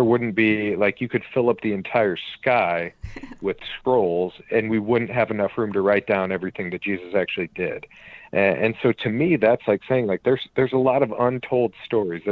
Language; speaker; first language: English; native; English